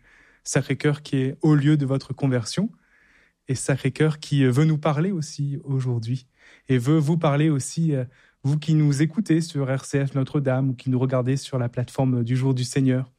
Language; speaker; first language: French; native; French